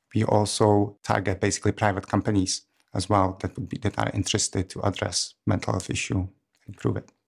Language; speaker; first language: English; non-native, fluent; Czech